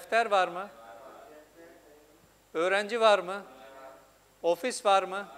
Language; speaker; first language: Turkish; non-native, fluent; Urdu